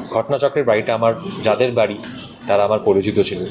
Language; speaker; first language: Bangla; native; Bangla